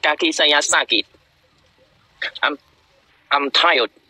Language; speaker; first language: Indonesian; non-native, learner; Vietnamese